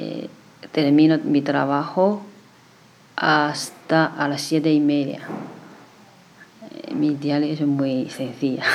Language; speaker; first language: Spanish; non-native, learner; Chinese